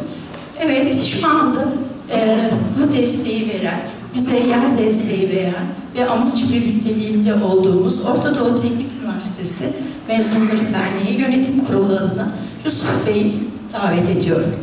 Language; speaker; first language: Turkish; native; Turkish